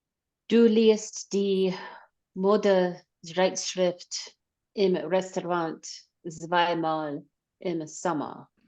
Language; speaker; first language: German; non-native, learner; English